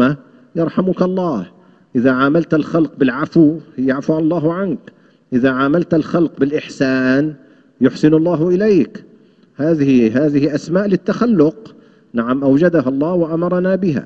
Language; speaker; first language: Arabic; native; Arabic